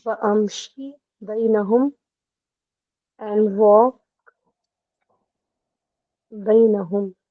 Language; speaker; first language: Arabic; non-native, learner; Hindi